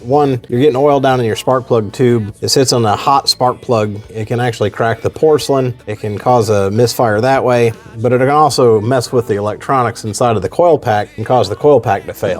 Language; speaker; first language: English; native; English